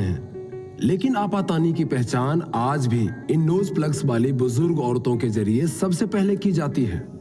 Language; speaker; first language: Hindi; native; Hindi